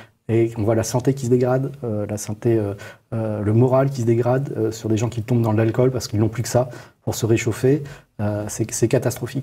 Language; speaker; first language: French; native; French